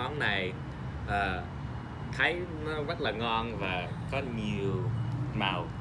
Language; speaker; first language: Vietnamese; early bilingual, heritage; English